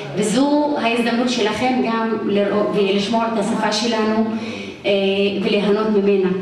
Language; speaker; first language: Hebrew; non-native, local second language; Arabic